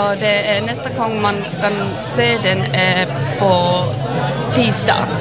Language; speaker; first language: Swedish; non-native, fluent; Finnish